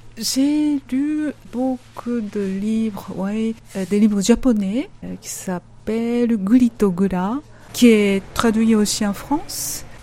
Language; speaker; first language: French; non-native, fluent; Japanese